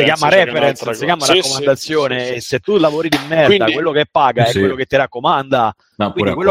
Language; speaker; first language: Italian; native; Italian